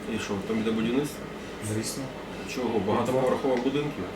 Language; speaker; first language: Ukrainian; native; Ukrainian